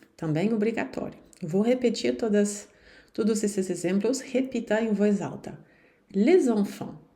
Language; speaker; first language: Portuguese; non-native, fluent; French